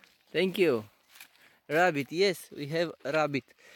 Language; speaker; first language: English; non-native, learner; Romanian